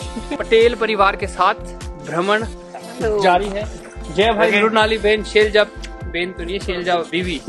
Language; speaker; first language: Hindi; native; Hindi